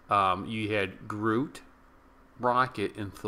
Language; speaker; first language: English; native; English